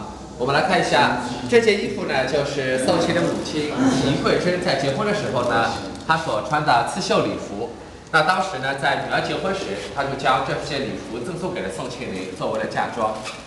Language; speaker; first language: Chinese; native; Chinese